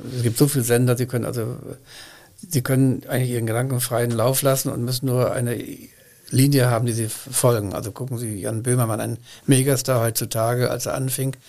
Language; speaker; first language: German; native; German